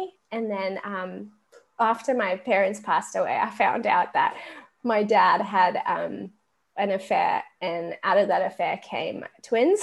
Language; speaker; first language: English; native; English